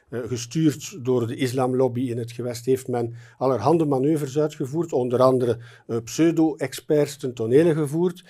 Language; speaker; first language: Dutch; native; Dutch